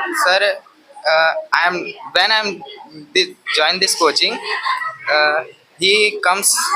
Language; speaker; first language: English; non-native, learner; Hindi